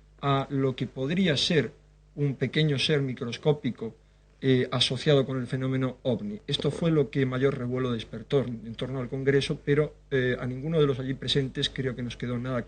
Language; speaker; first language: Spanish; native; Spanish